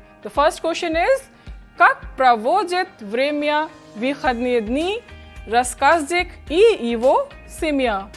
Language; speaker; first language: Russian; non-native, fluent; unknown